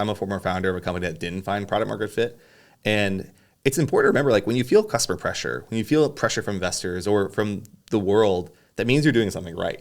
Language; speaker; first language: English; native; English